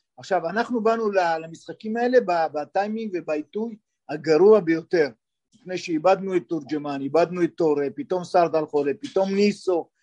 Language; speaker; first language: Hebrew; native; Hebrew